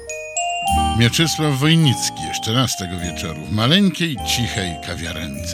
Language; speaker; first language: Polish; native; Polish